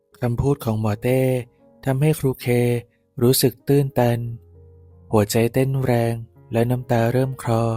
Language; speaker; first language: Thai; native; Thai